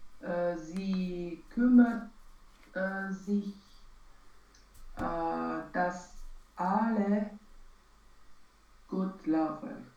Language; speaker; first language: German; non-native, learner; Romanian